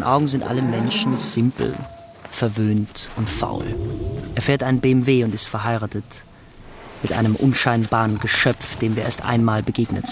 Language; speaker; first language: German; native; German